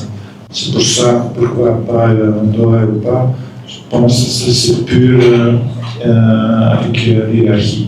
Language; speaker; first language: French; non-native, fluent; Dutch